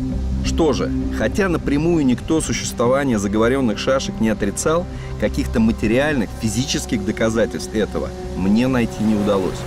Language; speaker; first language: Russian; native; Russian